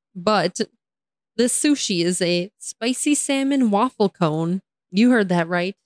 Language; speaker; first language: English; native; English